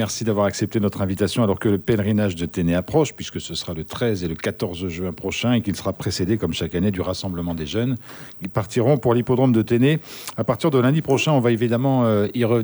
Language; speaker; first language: French; native; French